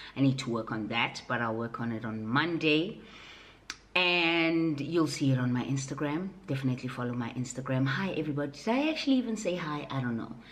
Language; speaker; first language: English; non-native, local second language; Southern Sotho